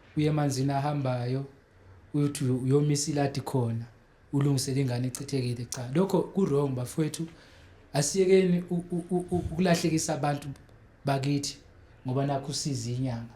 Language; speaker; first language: Zulu; native; Zulu